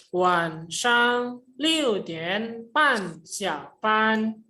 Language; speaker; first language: Chinese; non-native, fluent; Indonesian